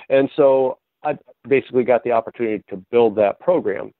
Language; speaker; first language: English; native; English